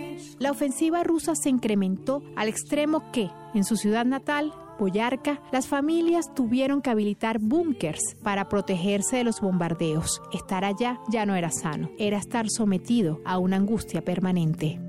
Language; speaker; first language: Spanish; native; Spanish